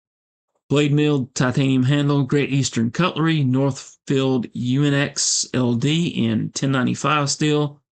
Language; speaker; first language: English; native; English